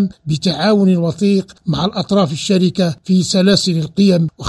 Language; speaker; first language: Arabic; native; Arabic